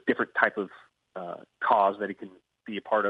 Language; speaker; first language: English; native; English